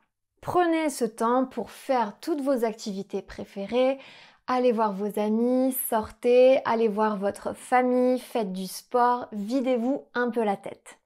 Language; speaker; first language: French; native; French